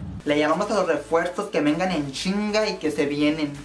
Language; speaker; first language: Spanish; early bilingual, heritage; Spanish